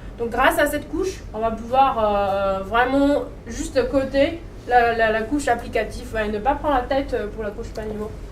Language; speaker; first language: French; non-native, fluent; Chinese